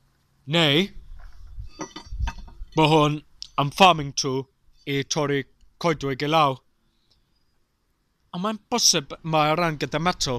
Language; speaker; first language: Welsh; non-native, local second language; English